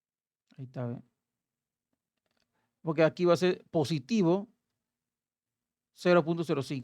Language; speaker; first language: Spanish; native; Spanish